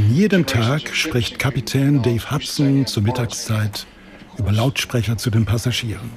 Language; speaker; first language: German; native; German